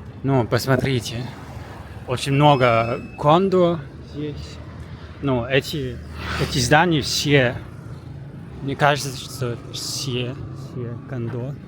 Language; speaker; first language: Russian; non-native, learner; Japanese